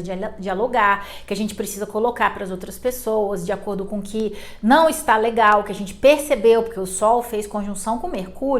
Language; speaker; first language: Portuguese; native; Portuguese